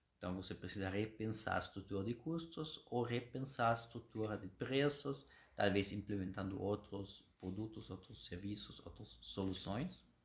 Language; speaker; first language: Portuguese; non-native, fluent; German